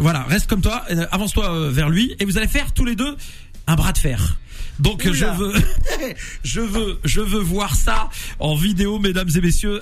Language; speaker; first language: French; native; French